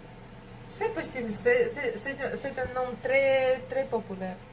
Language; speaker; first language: French; non-native, learner; Russian